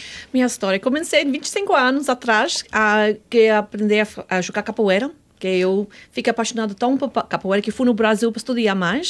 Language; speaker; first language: Portuguese; non-native, fluent; English